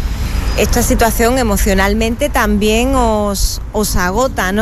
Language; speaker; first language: Spanish; native; Spanish